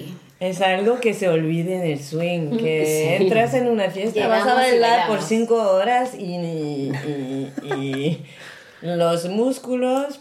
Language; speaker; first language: Spanish; non-native, learner; French